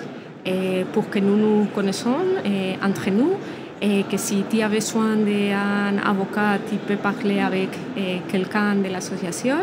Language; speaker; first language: French; non-native, learner; Spanish